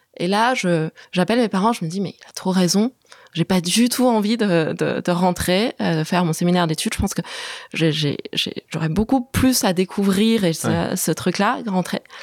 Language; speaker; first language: French; early bilingual, other home language; Chinese